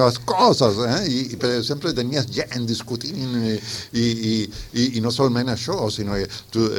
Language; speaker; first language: Catalan; non-native, fluent; Spanish